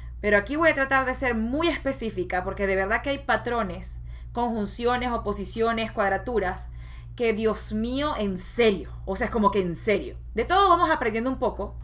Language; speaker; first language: Spanish; native; Spanish